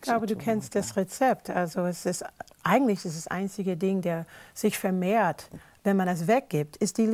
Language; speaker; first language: German; non-native, fluent; English